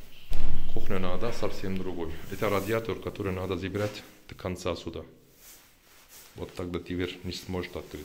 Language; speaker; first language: Russian; non-native, learner; Turkish